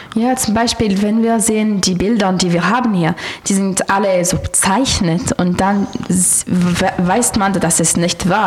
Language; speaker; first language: German; non-native, learner; French